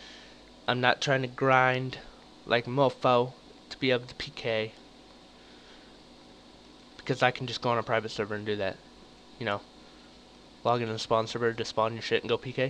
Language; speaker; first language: English; native; English